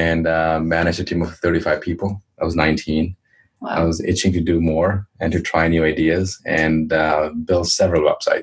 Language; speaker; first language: English; non-native, local second language; Hindi